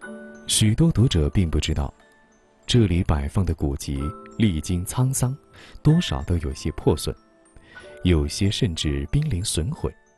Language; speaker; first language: Chinese; native; Chinese